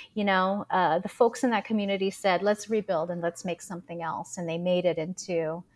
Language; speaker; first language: English; early bilingual, other home language; Filipino